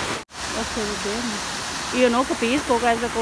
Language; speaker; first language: Italian; non-native, learner; Hindi